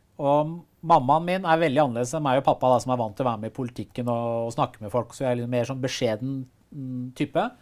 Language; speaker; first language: Norwegian; early bilingual, other home language; Persian